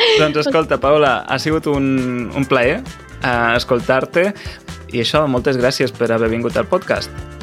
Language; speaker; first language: Catalan; native; Catalan